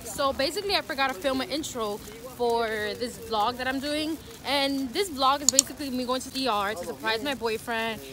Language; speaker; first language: English; early bilingual, other home language; Spanish